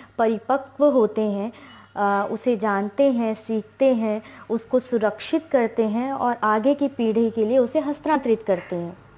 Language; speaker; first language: Hindi; native; Hindi